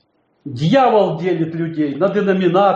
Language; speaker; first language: Polish; non-native, learner; Russian